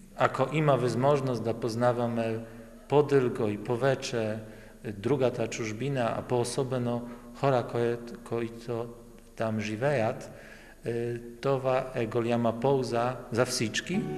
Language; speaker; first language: Bulgarian; non-native, learner; Polish